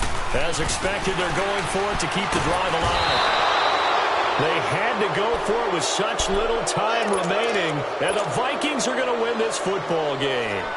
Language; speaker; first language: English; native; English